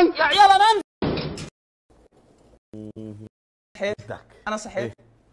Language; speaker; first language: Arabic; native; Arabic